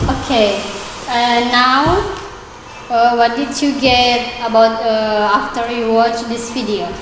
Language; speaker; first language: English; non-native, learner; Indonesian